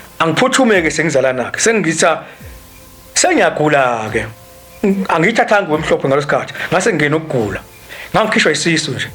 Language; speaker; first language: Zulu; native; Zulu